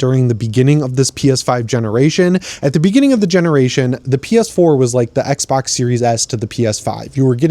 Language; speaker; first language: English; native; English